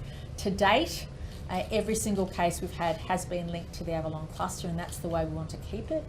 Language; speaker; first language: English; native; English